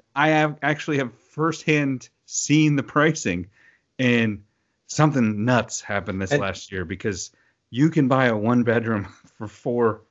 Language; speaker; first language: English; native; English